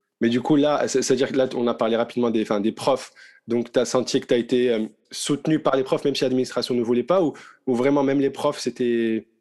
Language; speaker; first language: French; non-native, local second language; Arabic